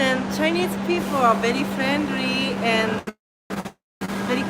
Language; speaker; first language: English; non-native, learner; Japanese